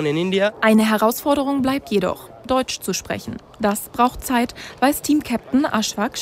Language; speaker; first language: German; native; German